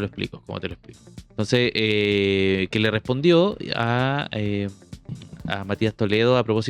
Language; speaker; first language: Spanish; native; Spanish